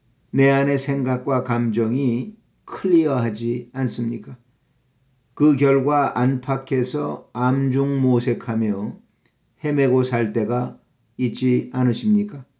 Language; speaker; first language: Korean; native; Korean